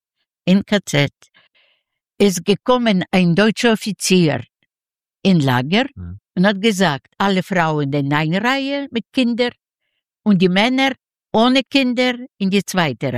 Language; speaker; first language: German; non-native, learner; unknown